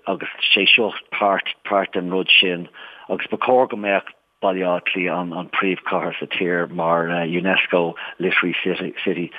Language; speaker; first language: Irish; non-native, local second language; English